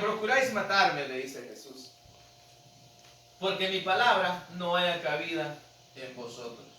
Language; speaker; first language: Spanish; native; Spanish